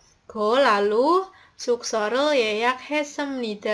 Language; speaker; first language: Korean; non-native, learner; Indonesian